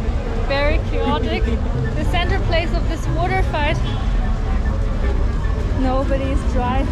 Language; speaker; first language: English; non-native, fluent; Chinese